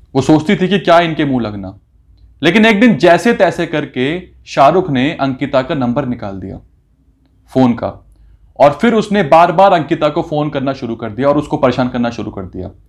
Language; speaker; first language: Hindi; native; Hindi